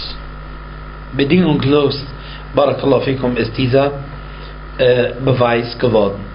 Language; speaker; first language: German; non-native, fluent; Arabic